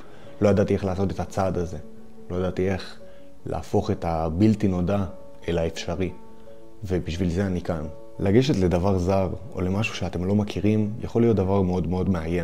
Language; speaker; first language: Hebrew; native; Hebrew